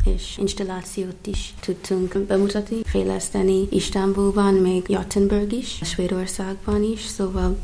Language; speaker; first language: Hungarian; non-native, fluent; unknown